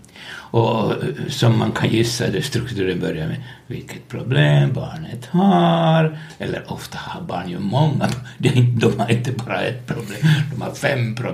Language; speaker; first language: Swedish; non-native, local second language; Finnish